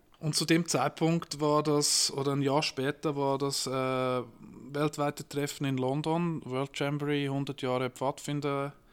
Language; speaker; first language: German; native; German